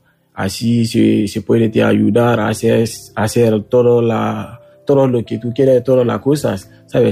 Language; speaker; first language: Spanish; non-native, learner; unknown